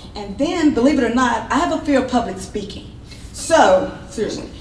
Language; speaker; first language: English; native; English